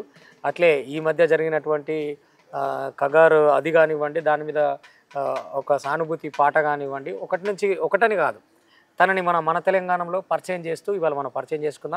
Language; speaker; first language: Telugu; native; Telugu